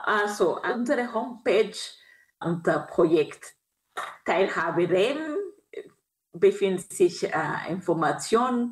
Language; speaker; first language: German; non-native, fluent; Kinyarwanda